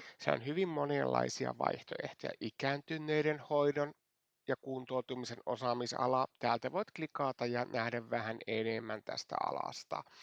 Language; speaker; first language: Finnish; non-native, fluent; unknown